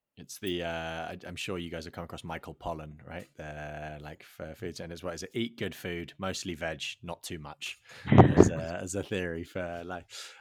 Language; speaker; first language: English; native; English